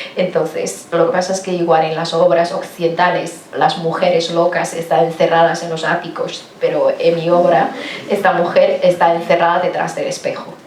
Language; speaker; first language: Spanish; non-native, fluent; Chinese